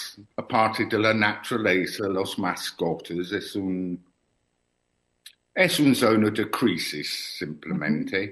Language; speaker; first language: Spanish; non-native, learner; English